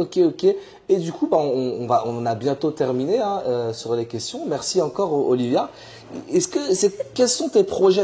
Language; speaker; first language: French; native; French